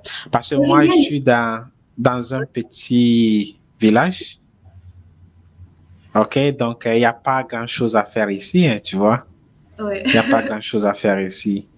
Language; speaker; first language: French; non-native, fluent; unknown